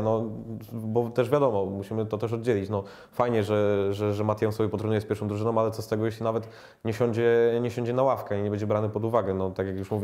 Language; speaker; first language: Polish; native; Polish